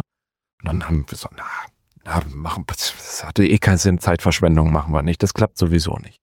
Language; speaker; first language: German; native; German